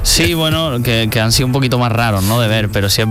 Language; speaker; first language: Spanish; native; Spanish